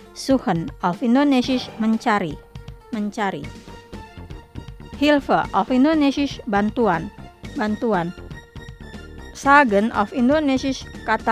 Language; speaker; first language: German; non-native, fluent; Indonesian